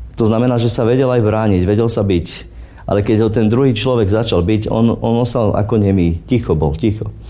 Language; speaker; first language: Slovak; non-native, local second language; Romany